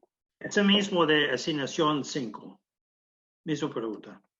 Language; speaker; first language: Spanish; non-native, learner; English